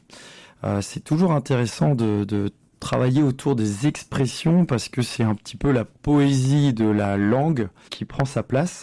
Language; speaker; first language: French; native; French